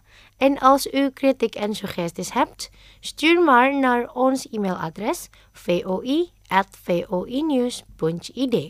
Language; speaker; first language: Dutch; non-native, fluent; Indonesian